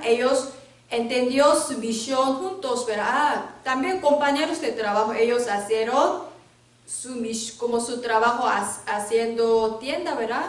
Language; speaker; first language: Spanish; non-native, learner; Korean